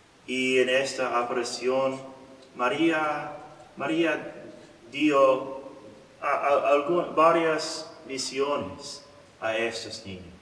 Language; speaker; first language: Spanish; non-native, learner; English